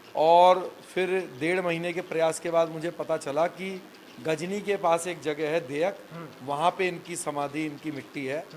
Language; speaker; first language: Hindi; native; Hindi